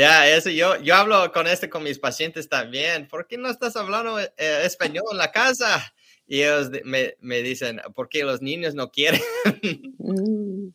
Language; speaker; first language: Spanish; early bilingual, heritage; English